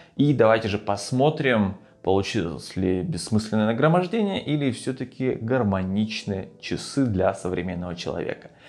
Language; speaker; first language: Russian; native; Russian